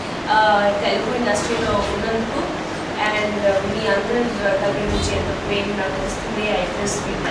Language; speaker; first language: Telugu; non-native, local second language; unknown